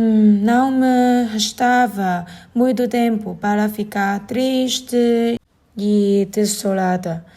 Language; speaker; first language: Portuguese; non-native, learner; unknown